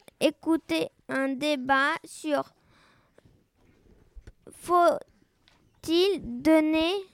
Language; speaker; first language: French; non-native, learner; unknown